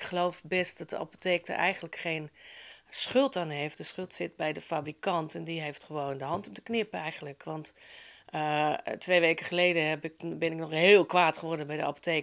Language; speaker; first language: Dutch; native; Dutch